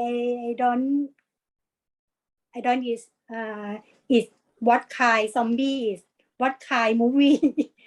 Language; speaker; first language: English; non-native, learner; Thai